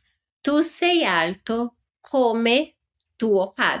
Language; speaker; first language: Italian; non-native, fluent; Portuguese